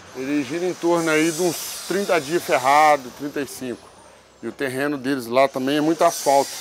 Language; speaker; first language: Portuguese; native; Portuguese